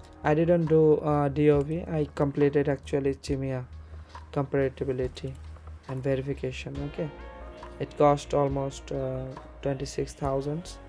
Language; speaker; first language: English; non-native, local second language; Bangla